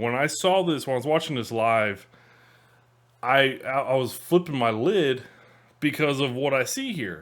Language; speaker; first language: English; native; English